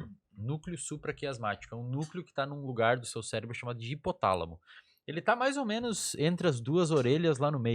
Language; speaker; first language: Portuguese; native; Portuguese